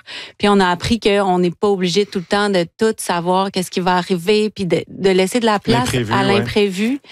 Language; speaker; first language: French; native; French